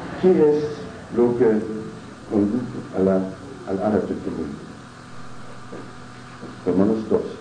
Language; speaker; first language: Spanish; non-native, fluent; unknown